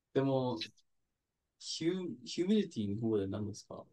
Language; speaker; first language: Japanese; non-native, fluent; English